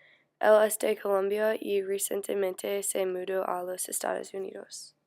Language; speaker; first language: Spanish; non-native, learner; English